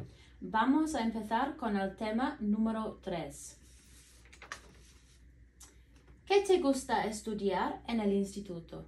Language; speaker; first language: Spanish; non-native, fluent; English